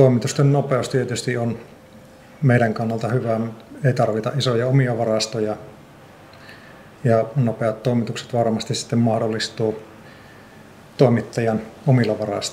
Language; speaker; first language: Finnish; native; Finnish